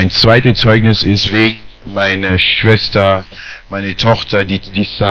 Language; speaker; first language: German; non-native, fluent; French